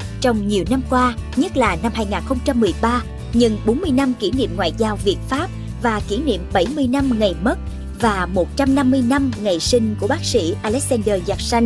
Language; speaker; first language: Vietnamese; native; Vietnamese